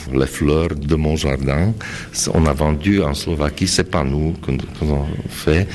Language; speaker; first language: French; non-native, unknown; Slovak